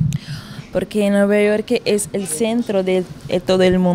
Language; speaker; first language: Spanish; non-native, learner; Portuguese